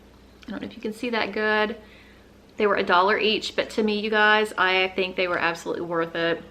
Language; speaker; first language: English; native; English